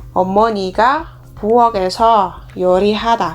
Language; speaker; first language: Korean; non-native, learner; Indonesian